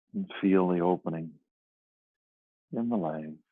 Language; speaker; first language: English; native; English